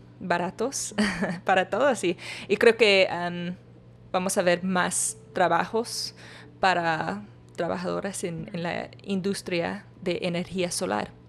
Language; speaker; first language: Spanish; non-native, learner; English